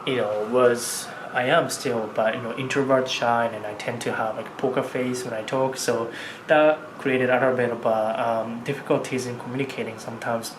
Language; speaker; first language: English; non-native, fluent; Japanese